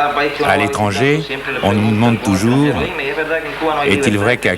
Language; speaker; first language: French; native; French